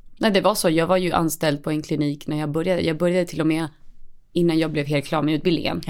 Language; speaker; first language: Swedish; early bilingual, other home language; Spanish